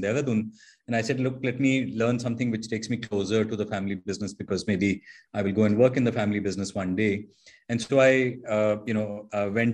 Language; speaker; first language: English; non-native, local second language; Hindi